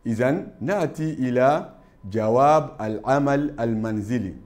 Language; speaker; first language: Arabic; non-native, fluent; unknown